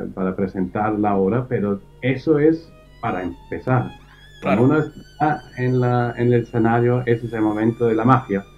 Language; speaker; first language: Spanish; early bilingual, heritage; German